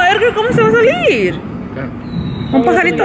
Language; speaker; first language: Spanish; early bilingual, heritage; Spanish